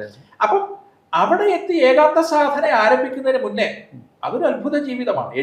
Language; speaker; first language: Malayalam; native; Malayalam